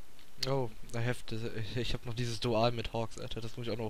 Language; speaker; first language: German; native; German